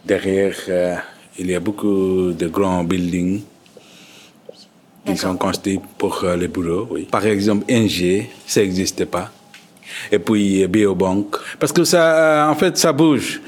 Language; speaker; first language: French; non-native, learner; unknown